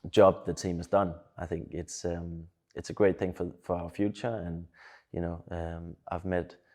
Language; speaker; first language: English; non-native, fluent; Danish